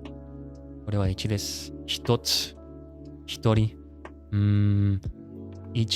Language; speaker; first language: Japanese; non-native, learner; English